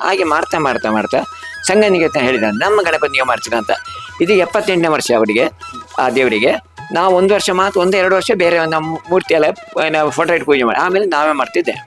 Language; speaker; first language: Kannada; native; Kannada